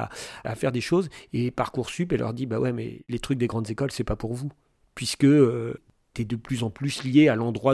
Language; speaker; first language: French; native; French